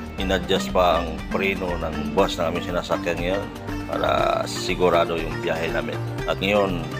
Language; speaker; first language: Filipino; non-native, local second language; Waray